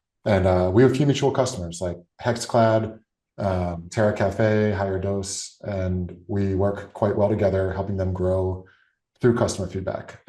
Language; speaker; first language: English; native; English